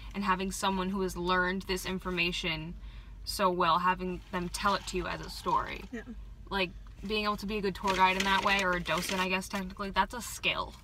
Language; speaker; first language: English; native; English